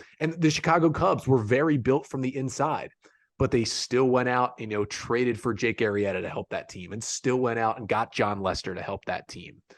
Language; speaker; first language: English; native; English